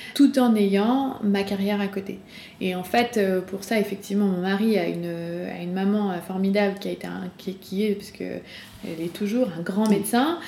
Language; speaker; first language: French; native; French